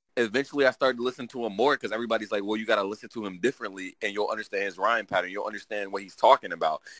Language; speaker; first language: English; native; English